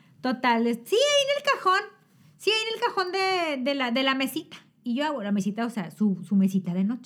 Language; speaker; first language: Spanish; native; Spanish